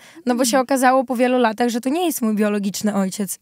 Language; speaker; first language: Polish; early bilingual, other home language; Ukrainian